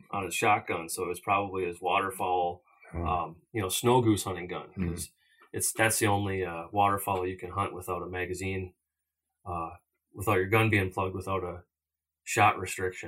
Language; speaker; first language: English; native; English